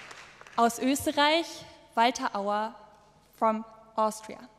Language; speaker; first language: German; native; German